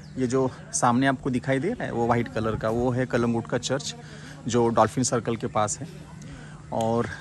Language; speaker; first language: Hindi; non-native, local second language; Marathi